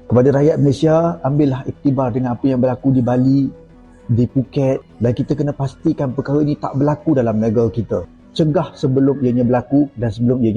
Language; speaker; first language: Malay; native; Malay